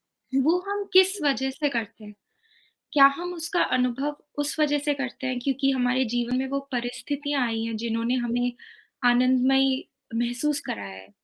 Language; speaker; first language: Hindi; native; Hindi